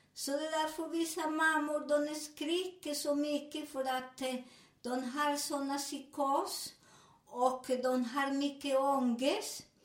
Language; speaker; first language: Swedish; non-native, learner; Spanish